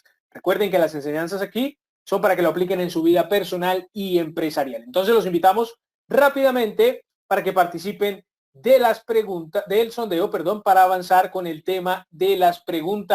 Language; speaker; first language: Spanish; native; Spanish